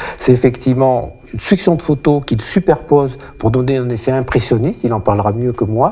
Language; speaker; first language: French; native; French